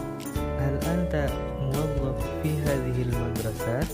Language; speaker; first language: Arabic; non-native, learner; Indonesian